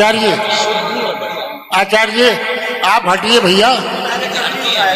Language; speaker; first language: Hindi; native; Hindi